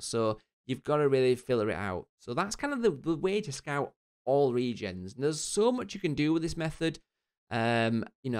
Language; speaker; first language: English; native; English